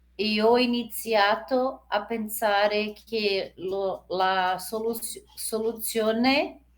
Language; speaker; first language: Italian; non-native, learner; Portuguese